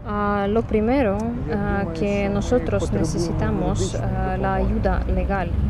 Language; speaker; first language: Spanish; non-native, learner; Ukrainian